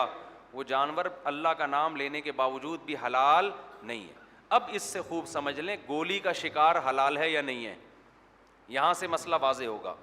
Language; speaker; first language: Urdu; native; Urdu